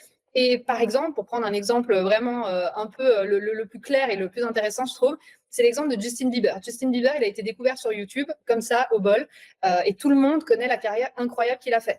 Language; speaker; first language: French; native; French